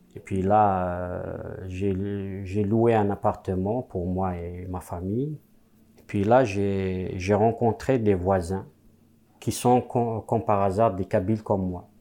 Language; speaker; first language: French; non-native, local second language; Kabyle